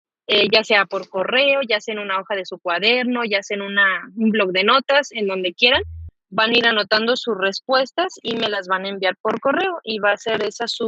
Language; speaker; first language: Spanish; native; Spanish